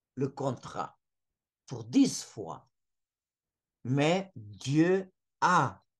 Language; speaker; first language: French; non-native, fluent; Portuguese